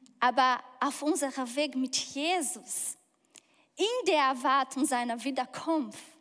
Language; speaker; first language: German; non-native, fluent; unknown